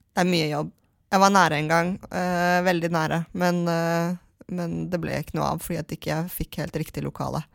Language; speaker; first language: Norwegian; native; Norwegian